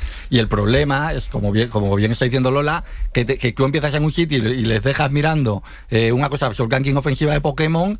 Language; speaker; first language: Spanish; native; Spanish